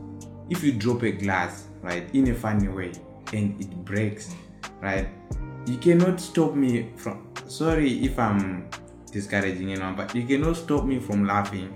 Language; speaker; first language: English; non-native, local second language; Shona